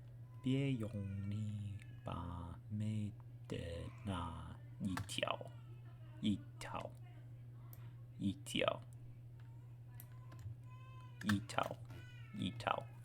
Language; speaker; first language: Chinese; non-native, learner; English